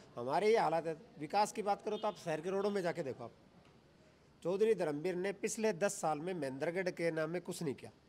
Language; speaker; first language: Hindi; native; Hindi